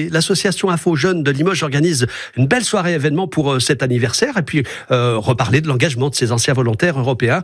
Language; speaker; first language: French; native; French